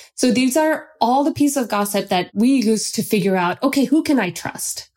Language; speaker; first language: English; non-native, fluent; Turkish